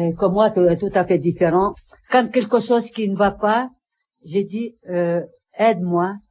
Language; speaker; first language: French; non-native, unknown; Russian